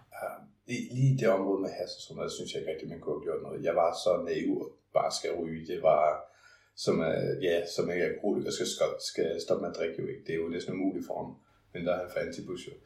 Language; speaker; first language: Danish; native; Danish